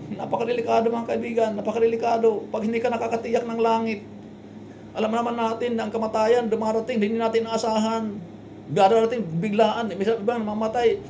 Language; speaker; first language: Filipino; non-native, local second language; Waray